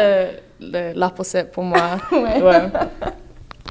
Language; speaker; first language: French; non-native, learner; English